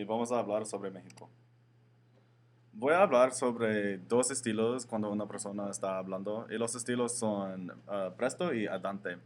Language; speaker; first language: Spanish; non-native, learner; English